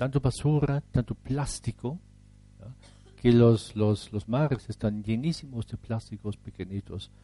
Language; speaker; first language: Spanish; non-native, fluent; German